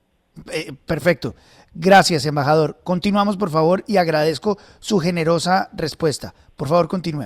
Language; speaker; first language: Spanish; native; Spanish